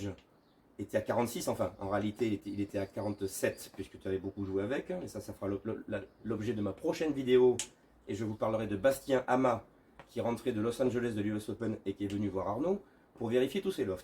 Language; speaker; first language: French; native; French